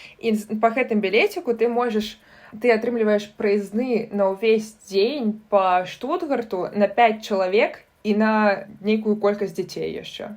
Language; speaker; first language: Belarusian; non-native, local second language; Russian